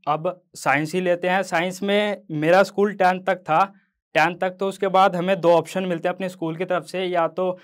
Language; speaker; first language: Hindi; native; Hindi